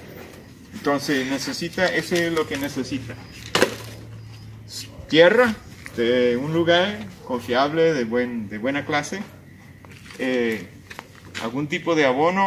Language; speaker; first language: Spanish; non-native, fluent; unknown